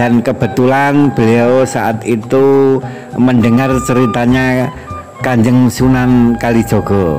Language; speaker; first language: Indonesian; native; Indonesian